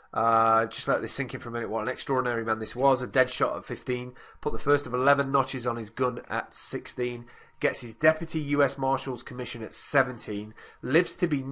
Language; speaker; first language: English; native; English